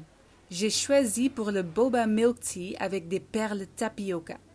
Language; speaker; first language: French; non-native, learner; Dutch